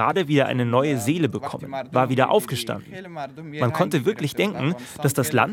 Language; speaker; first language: German; non-native, fluent; Persian